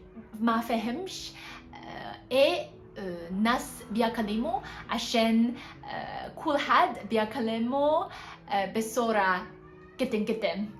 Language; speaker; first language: Arabic; non-native, learner; Chinese